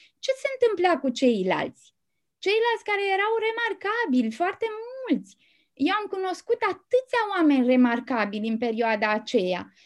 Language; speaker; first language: Romanian; native; Romanian